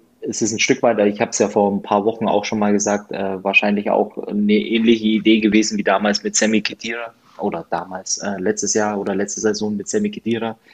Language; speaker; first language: German; native; German